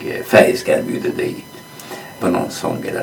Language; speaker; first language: Swedish; non-native, fluent; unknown